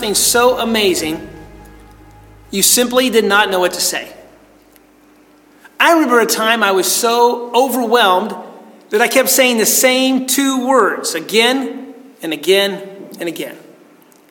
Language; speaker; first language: English; native; English